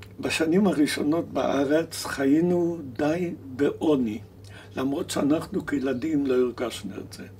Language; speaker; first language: Hebrew; early bilingual, other home language; German